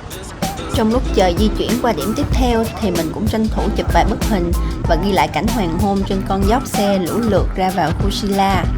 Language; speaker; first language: Vietnamese; native; Vietnamese